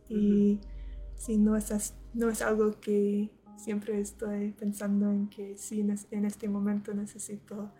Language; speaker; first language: Spanish; non-native, learner; English